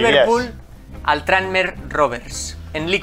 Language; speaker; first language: Spanish; native; Spanish